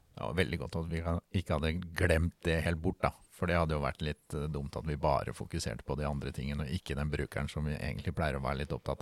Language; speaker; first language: Norwegian; native; Norwegian